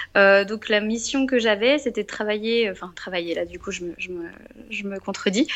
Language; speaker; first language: French; native; French